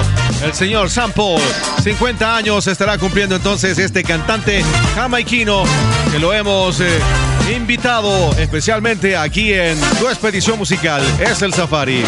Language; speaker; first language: Spanish; native; Spanish